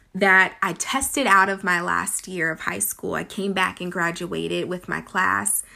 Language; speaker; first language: English; native; English